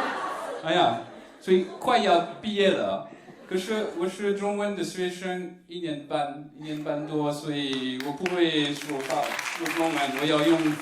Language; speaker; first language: Chinese; non-native, learner; French